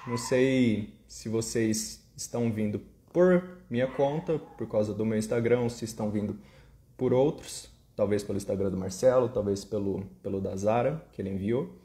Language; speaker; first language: Portuguese; native; Portuguese